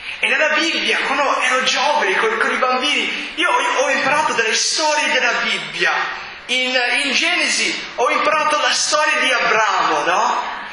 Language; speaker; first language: Italian; non-native, fluent; English